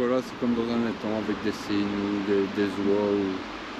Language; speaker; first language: French; native; French